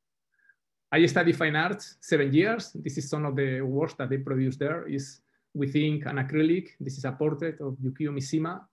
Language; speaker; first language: English; non-native, fluent; Spanish